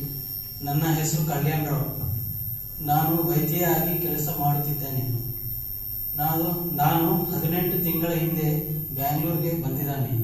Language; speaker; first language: Kannada; non-native, learner; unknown